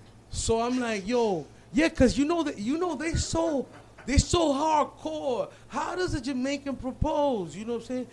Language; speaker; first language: English; native; English